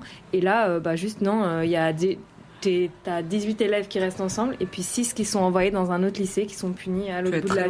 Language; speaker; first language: French; native; French